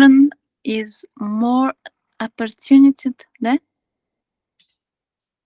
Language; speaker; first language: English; non-native, learner; Kazakh